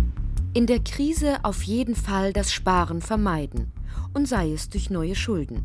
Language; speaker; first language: German; native; German